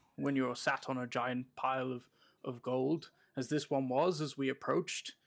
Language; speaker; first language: English; native; English